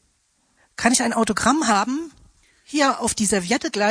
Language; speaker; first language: German; native; German